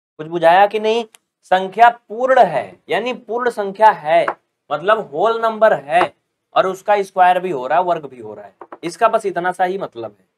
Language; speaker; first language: Hindi; native; Hindi